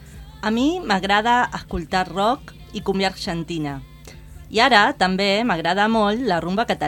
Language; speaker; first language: Catalan; non-native, learner; Spanish